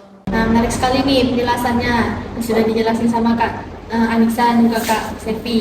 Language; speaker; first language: Indonesian; native; Indonesian